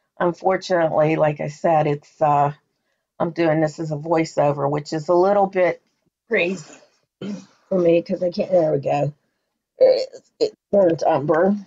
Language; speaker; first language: English; native; English